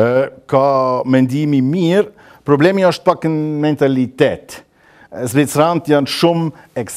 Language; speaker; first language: Albanian; non-native, learner; German